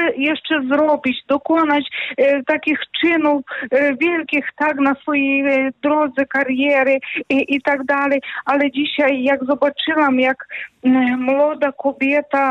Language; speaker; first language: Polish; non-native, fluent; Ukrainian